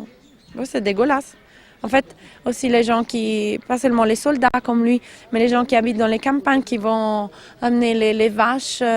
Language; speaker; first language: French; non-native, local second language; Italian